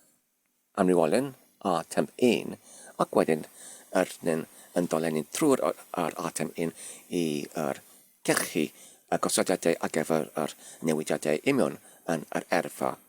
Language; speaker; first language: Welsh; non-native, fluent; English